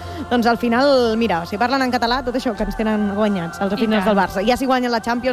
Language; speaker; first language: Catalan; native; Catalan